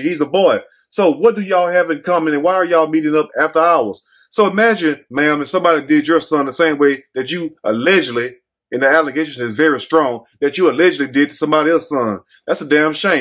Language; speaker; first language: English; native; English